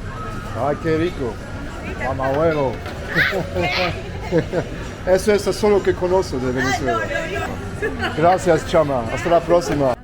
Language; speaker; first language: Spanish; non-native, learner; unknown